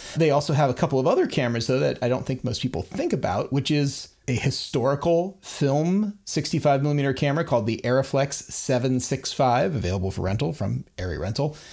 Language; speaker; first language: English; native; English